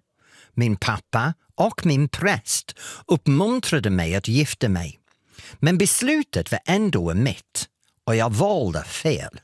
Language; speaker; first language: Swedish; non-native, fluent; English